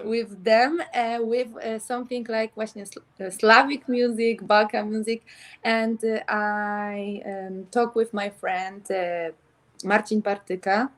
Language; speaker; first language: English; non-native, learner; Polish